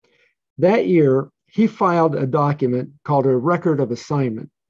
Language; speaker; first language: English; native; English